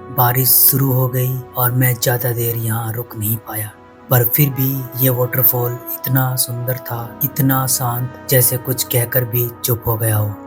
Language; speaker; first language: Hindi; native; Hindi